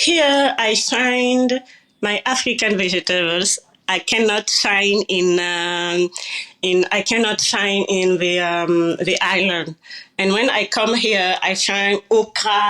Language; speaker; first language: English; non-native, learner; French